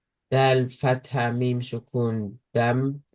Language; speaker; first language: Arabic; non-native, learner; Estonian